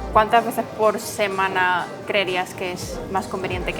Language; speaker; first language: Spanish; native; Spanish